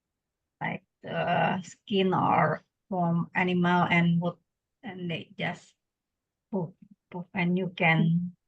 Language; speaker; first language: English; non-native, learner; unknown